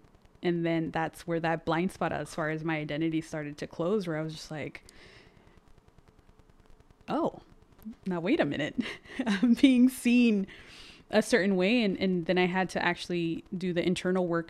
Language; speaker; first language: English; early bilingual, other home language; Spanish